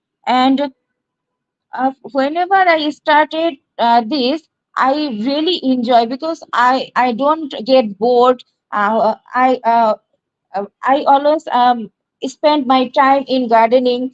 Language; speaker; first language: English; non-native, learner; Bangla